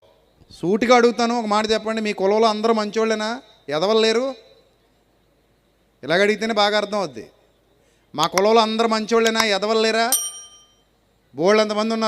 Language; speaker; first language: Telugu; native; Telugu